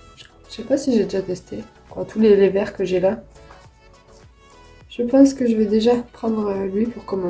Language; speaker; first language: French; native; French